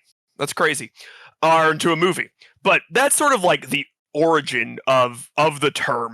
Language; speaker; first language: English; native; English